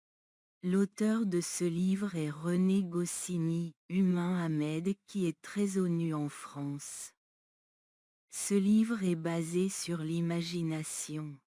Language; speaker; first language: French; non-native, learner; Bangla